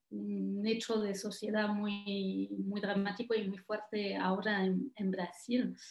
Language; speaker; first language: Spanish; non-native, fluent; French